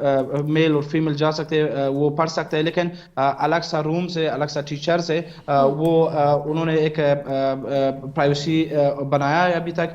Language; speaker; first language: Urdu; non-native, fluent; Persian